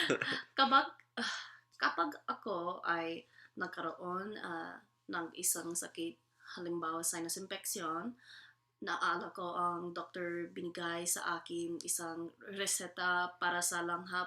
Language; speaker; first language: Filipino; non-native, learner; English